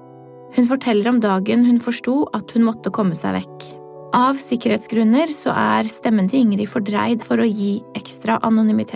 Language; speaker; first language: Norwegian; native; Norwegian